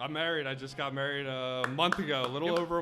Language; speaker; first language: English; native; English